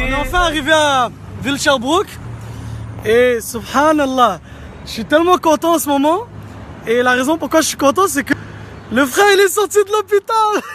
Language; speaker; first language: French; native; French